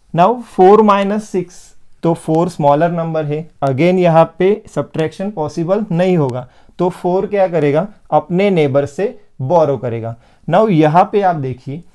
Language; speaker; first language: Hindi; non-native, local second language; Marathi